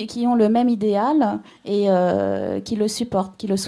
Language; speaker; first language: French; native; French